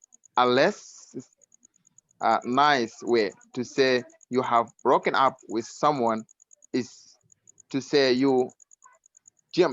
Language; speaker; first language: English; non-native, learner; Arabic